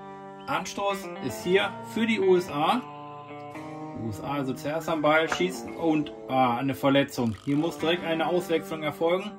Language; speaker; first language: German; native; German